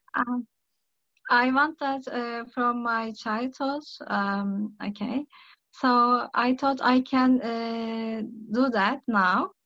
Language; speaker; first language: English; non-native, learner; Turkish